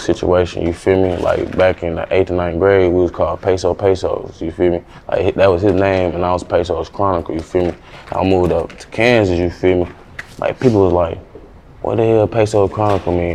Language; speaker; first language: English; native; English